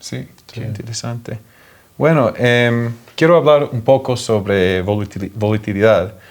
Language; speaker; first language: Spanish; non-native, fluent; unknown